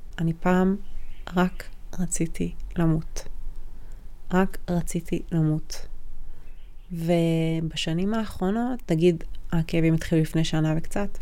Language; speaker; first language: Hebrew; native; Hebrew